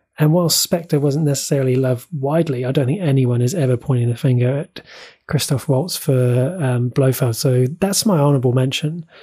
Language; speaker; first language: English; native; English